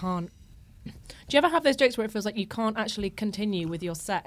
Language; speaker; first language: English; native; English